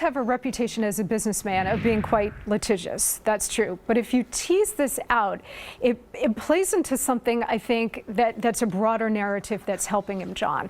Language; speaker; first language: English; native; English